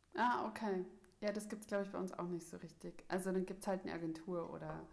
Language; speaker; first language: German; native; German